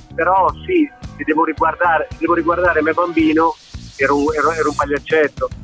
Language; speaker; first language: Italian; native; Italian